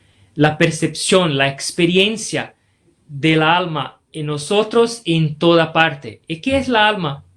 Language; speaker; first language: Spanish; non-native, fluent; Portuguese